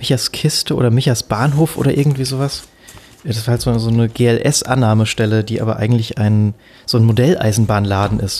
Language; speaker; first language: German; native; German